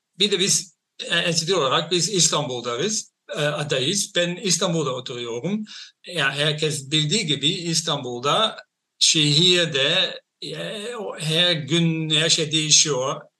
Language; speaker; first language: Turkish; non-native, fluent; Dutch